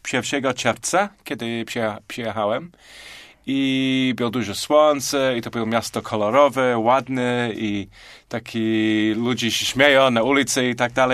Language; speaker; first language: Polish; non-native, learner; English